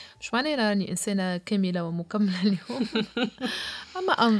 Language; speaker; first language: Arabic; native; Arabic